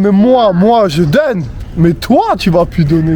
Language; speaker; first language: French; native; French